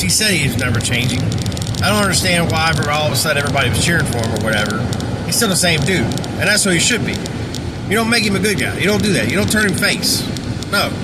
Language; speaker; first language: English; native; English